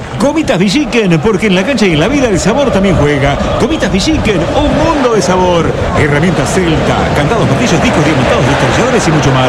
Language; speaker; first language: Spanish; native; Spanish